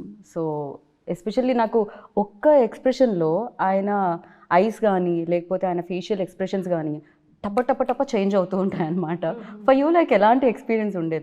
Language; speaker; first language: Telugu; native; Telugu